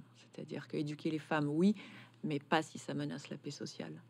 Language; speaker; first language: French; native; French